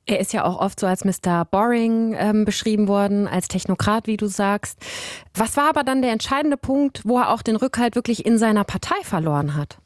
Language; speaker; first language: German; native; German